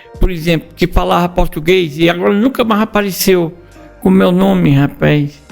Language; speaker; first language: Portuguese; native; Portuguese